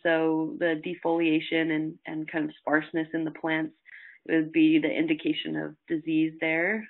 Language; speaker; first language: English; native; English